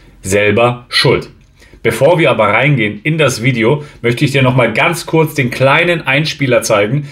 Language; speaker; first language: German; native; German